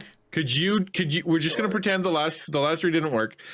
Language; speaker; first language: English; native; English